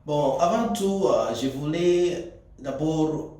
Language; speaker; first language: French; non-native, local second language; Swahili